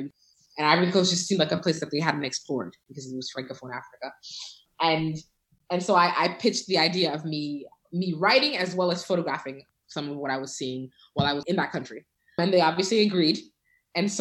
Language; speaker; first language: English; native; English